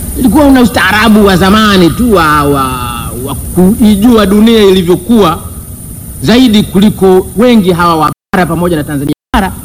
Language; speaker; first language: Swahili; non-native, local second language; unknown